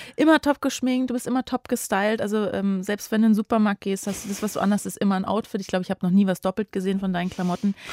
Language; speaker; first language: German; native; German